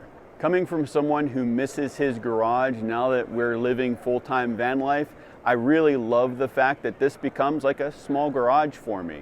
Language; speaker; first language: English; native; English